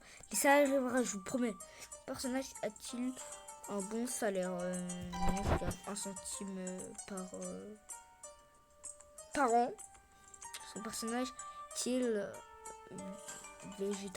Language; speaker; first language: French; early bilingual, other home language; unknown